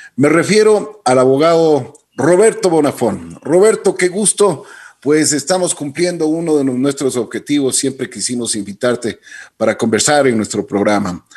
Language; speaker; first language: Spanish; native; Spanish